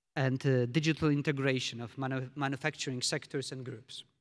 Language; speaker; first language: English; non-native, fluent; Polish